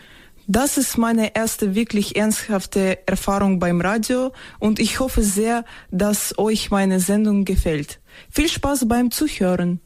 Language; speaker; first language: German; non-native, fluent; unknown